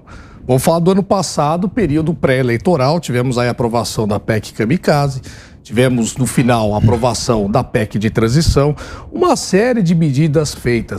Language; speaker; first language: Portuguese; native; Portuguese